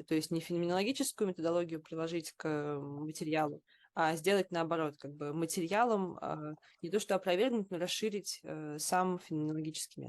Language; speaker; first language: Russian; native; Russian